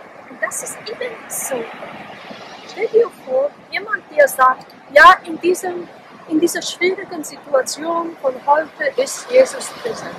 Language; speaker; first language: German; non-native, fluent; Polish